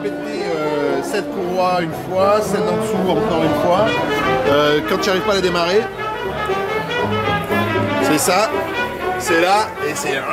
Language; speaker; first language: French; native; French